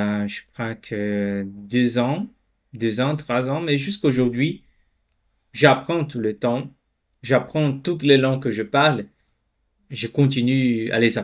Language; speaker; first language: French; non-native, fluent; Portuguese